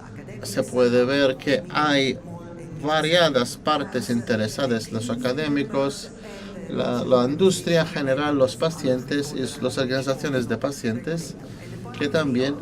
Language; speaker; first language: Spanish; non-native, fluent; Italian